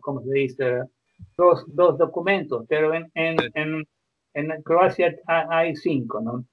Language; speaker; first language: Spanish; non-native, fluent; Croatian